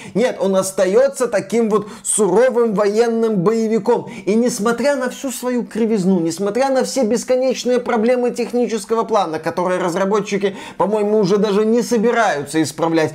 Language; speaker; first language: Russian; native; Russian